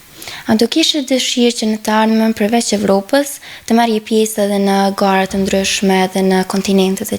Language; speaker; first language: Albanian; native; Albanian